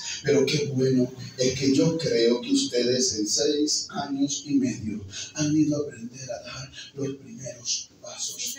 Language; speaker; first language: Spanish; native; Spanish